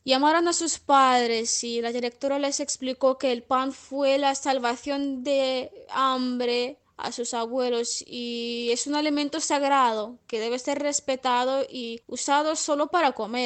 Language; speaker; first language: Spanish; non-native, fluent; Russian